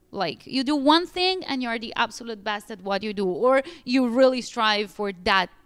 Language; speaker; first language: English; non-native, fluent; Italian